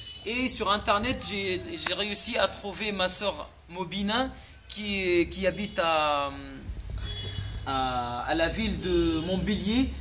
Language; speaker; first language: French; non-native, fluent; Arabic